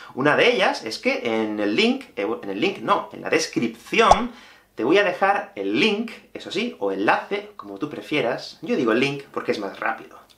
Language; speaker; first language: Spanish; native; Spanish